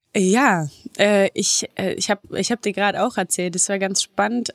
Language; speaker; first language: German; native; German